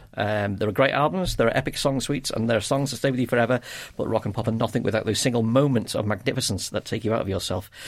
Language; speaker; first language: English; native; English